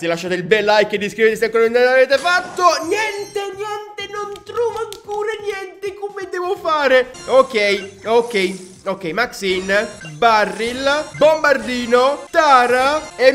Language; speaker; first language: Italian; native; Italian